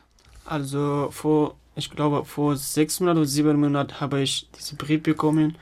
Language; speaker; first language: German; non-native, fluent; Pashto